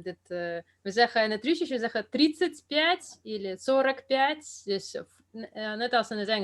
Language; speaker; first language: Dutch; non-native, fluent; Russian